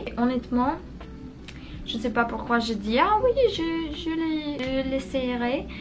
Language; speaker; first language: French; non-native, learner; Spanish